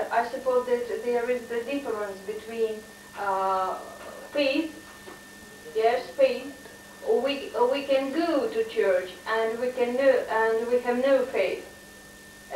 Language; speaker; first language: English; non-native, learner; Russian